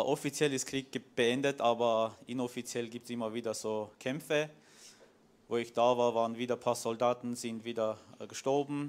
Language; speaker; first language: German; non-native, fluent; Armenian